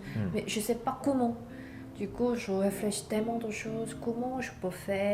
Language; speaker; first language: French; non-native, learner; Korean